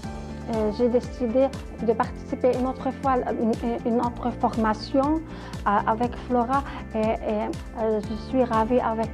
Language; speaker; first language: French; non-native, learner; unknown